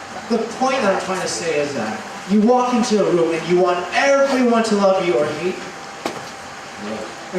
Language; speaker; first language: English; early bilingual, other home language; Thai